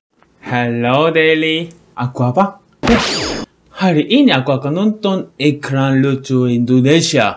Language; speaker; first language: Indonesian; non-native, learner; Korean